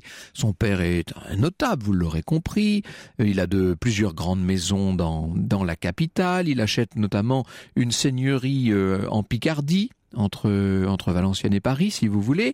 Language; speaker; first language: French; native; French